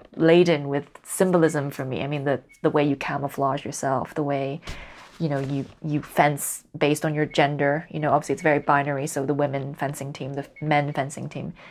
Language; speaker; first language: English; non-native, local second language; Cantonese